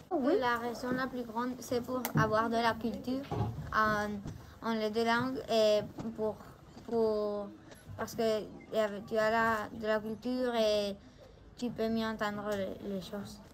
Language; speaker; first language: French; non-native, local second language; Spanish